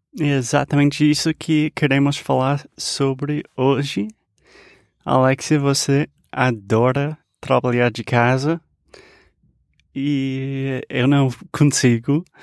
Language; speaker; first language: Portuguese; non-native, fluent; English